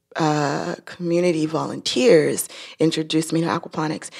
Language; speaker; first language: English; non-native, local second language; Yoruba